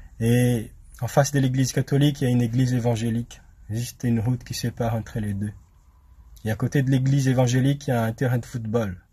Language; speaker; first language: French; non-native, local second language; Malagasy